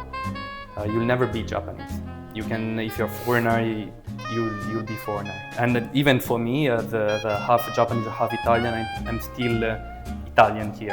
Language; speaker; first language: English; early bilingual, other home language; Italian